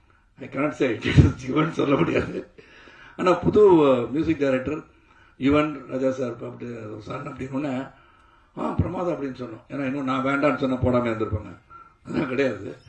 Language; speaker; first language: Tamil; native; Tamil